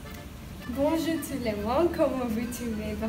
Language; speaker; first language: French; non-native, learner; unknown